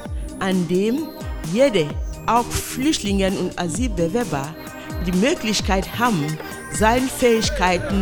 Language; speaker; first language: German; non-native, fluent; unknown